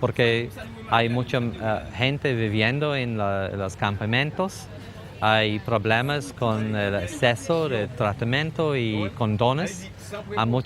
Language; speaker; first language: Spanish; non-native, fluent; English